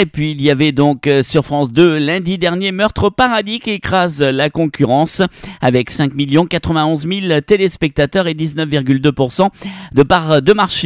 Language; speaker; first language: French; native; French